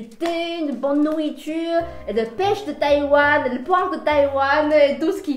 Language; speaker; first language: French; non-native, fluent; Chinese